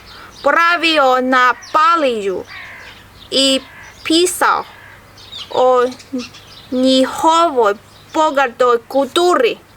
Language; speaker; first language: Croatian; non-native, learner; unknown